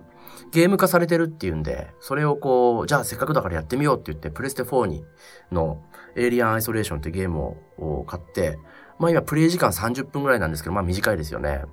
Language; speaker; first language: Japanese; native; Japanese